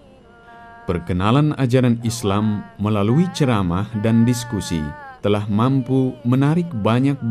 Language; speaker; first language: Indonesian; native; Indonesian